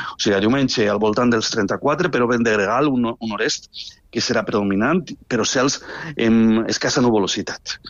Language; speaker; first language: Catalan; native; Catalan